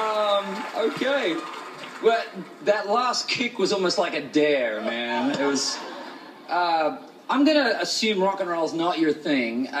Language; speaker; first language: English; native; English